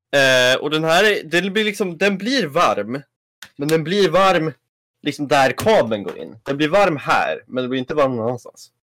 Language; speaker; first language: Swedish; native; Swedish